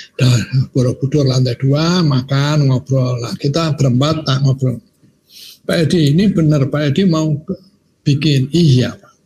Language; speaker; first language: Indonesian; non-native, local second language; Javanese